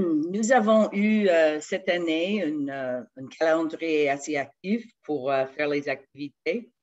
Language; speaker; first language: French; non-native, fluent; English